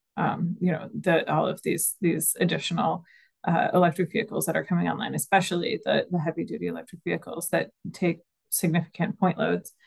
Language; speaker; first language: English; native; English